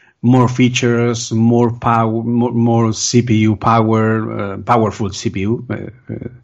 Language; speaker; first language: English; non-native, fluent; Spanish